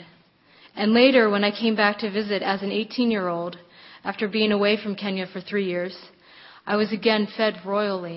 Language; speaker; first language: English; native; English